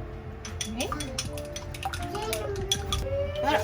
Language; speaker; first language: French; non-native, learner; Japanese